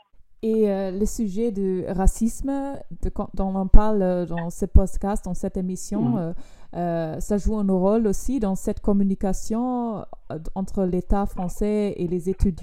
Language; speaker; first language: French; non-native, fluent; German